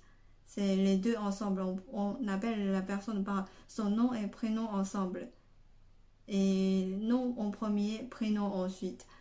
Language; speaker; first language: French; non-native, fluent; Chinese